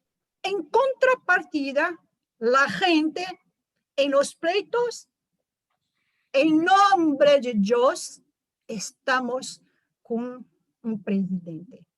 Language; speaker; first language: Spanish; non-native, learner; Portuguese